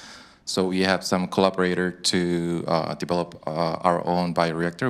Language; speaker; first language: English; non-native, fluent; Korean